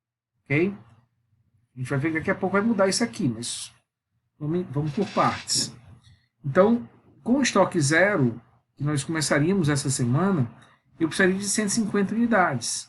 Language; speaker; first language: Portuguese; native; Portuguese